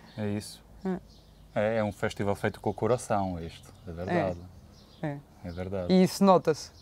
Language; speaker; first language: Portuguese; non-native, fluent; Italian